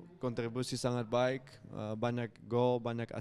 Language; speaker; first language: Indonesian; non-native, fluent; Dutch